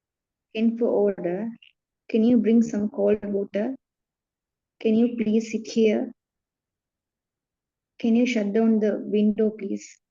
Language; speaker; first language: English; non-native, learner; Tamil